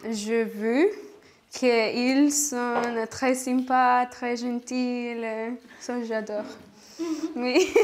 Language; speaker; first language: French; non-native, learner; Spanish